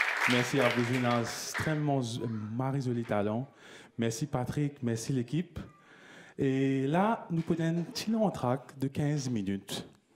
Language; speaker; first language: French; non-native, local second language; Morisyen